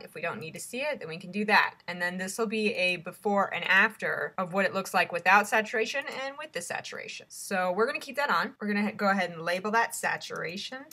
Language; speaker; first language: English; native; English